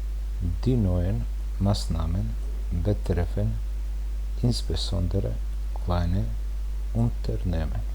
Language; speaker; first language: German; non-native, fluent; Serbian